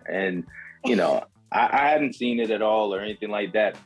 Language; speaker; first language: English; native; English